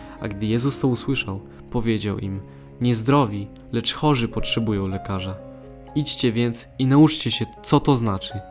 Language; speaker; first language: Polish; native; Polish